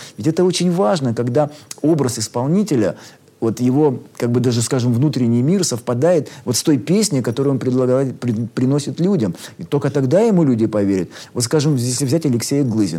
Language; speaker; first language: Russian; native; Russian